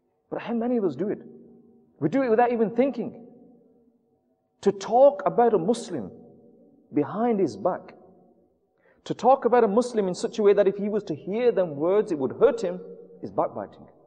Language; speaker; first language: English; early bilingual, other home language; Urdu